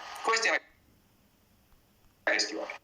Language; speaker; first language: Italian; non-native, learner; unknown